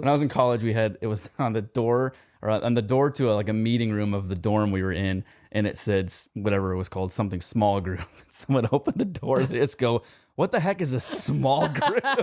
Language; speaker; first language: English; native; English